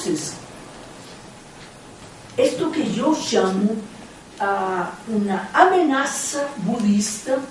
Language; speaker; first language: Spanish; non-native, fluent; Portuguese